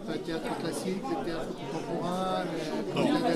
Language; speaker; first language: French; native; French